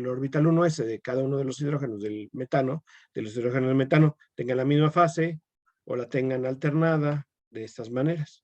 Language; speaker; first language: Spanish; native; Spanish